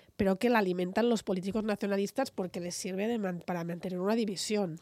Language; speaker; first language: Spanish; non-native, local second language; Catalan